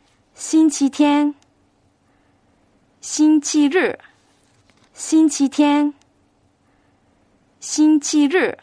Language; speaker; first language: Chinese; non-native, local second language; Cantonese